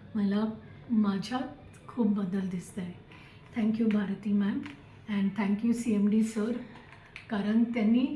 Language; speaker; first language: Marathi; non-native, local second language; Tamil